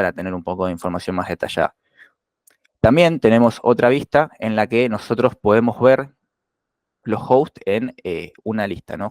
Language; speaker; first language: Spanish; native; Spanish